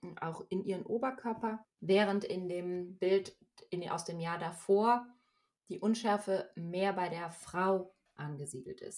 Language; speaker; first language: German; native; German